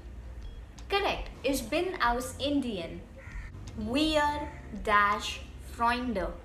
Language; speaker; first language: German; non-native, fluent; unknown